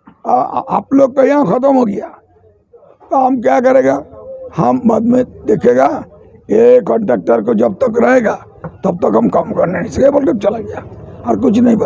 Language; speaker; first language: Hindi; non-native, local second language; Bangla